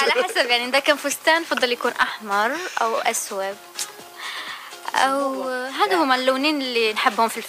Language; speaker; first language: Arabic; native; Arabic